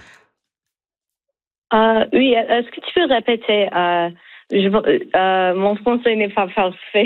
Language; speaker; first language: French; non-native, learner; English